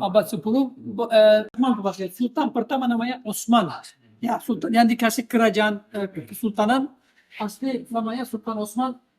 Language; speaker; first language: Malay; non-native, fluent; Turkish